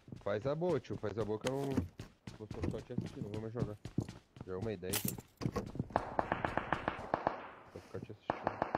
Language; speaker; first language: Portuguese; native; Portuguese